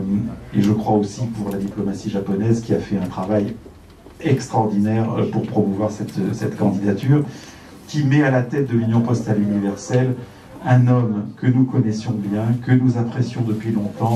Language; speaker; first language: French; native; French